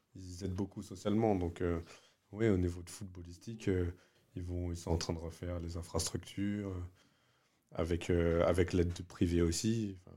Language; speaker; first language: French; early bilingual, other home language; Vietnamese